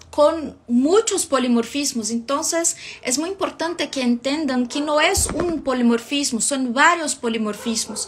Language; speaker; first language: Spanish; non-native, fluent; Portuguese